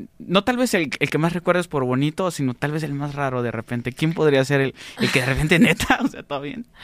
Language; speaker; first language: Spanish; native; Spanish